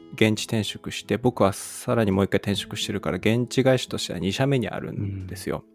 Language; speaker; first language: Japanese; native; Japanese